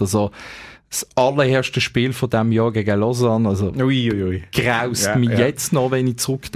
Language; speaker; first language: German; native; German